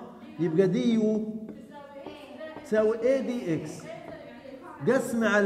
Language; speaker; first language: Arabic; native; Arabic